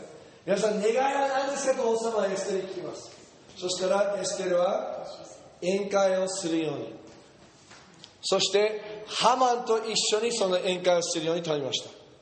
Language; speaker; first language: Japanese; non-native, fluent; English